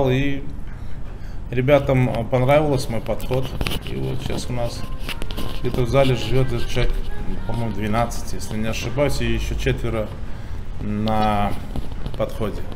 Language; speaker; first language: Russian; native; Russian